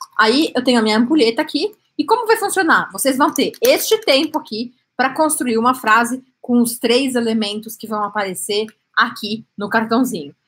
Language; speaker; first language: Portuguese; native; Portuguese